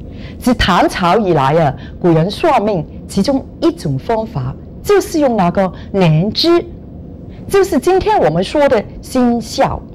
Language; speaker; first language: Chinese; non-native, local second language; Cantonese